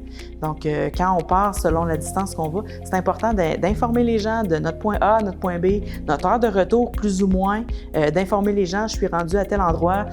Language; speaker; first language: French; native; French